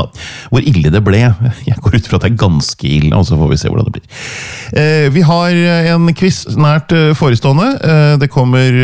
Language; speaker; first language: Norwegian; native; Norwegian